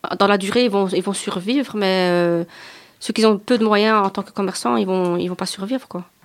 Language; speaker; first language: French; native; French